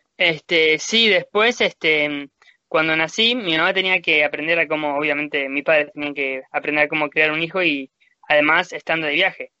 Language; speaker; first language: Spanish; early bilingual, heritage; Spanish